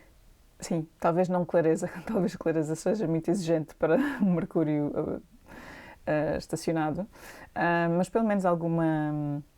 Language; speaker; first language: Portuguese; native; Portuguese